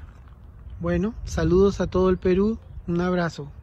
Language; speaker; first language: Spanish; native; Spanish